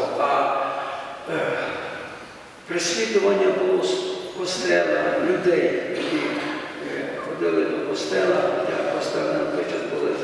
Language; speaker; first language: Ukrainian; native; Ukrainian